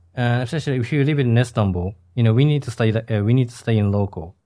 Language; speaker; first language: English; non-native, fluent; Japanese